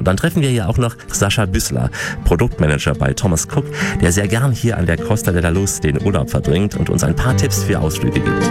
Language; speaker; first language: German; native; German